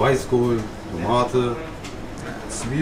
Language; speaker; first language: German; native; German